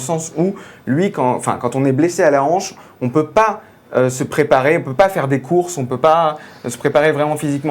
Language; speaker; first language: French; native; French